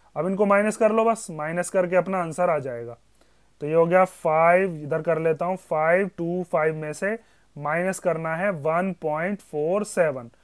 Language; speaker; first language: Hindi; native; Hindi